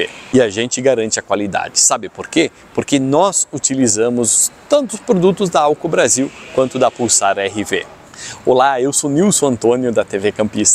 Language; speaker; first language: Portuguese; native; Portuguese